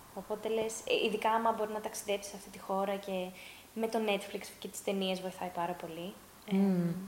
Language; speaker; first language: Greek; early bilingual, heritage; Greek